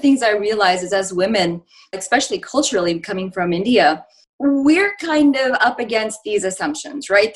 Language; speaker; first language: English; native; English